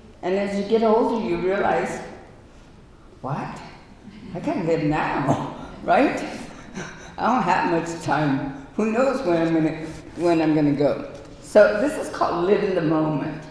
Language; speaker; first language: English; native; English